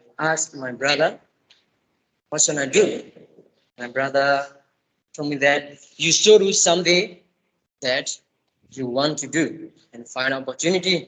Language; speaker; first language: English; non-native, learner; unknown